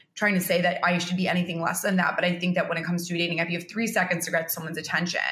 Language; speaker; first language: English; early bilingual, other home language; Spanish